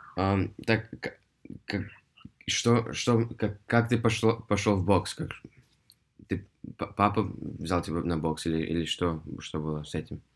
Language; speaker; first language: Russian; early bilingual, heritage; Russian